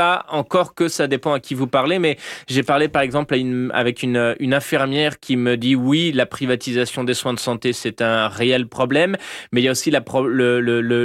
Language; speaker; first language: French; native; French